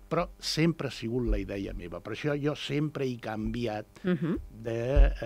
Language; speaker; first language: Catalan; non-native, local second language; Spanish